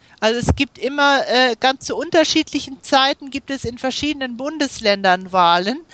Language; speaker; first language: German; native; German